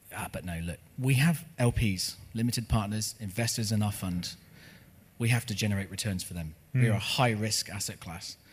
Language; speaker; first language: English; native; English